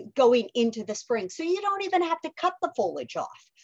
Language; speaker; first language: English; native; English